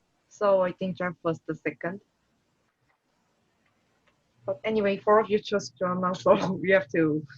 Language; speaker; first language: English; non-native, learner; Korean